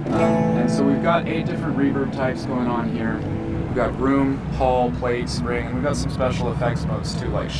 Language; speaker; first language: English; native; English